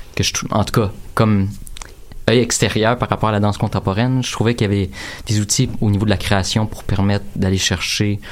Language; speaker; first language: French; native; French